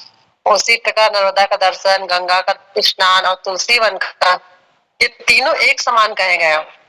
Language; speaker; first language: Hindi; native; Hindi